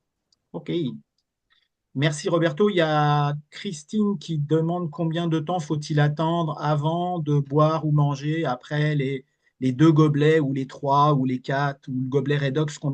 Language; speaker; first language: French; native; French